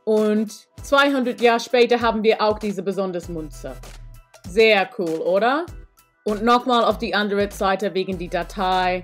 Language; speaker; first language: German; non-native, learner; English